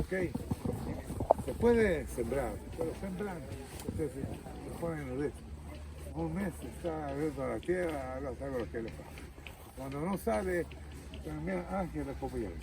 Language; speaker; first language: Spanish; non-native, fluent; Hebrew